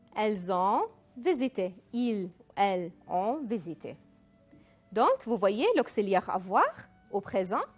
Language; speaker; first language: French; non-native, fluent; Arabic